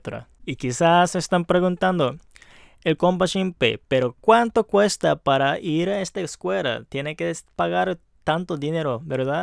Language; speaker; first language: Spanish; non-native, fluent; Japanese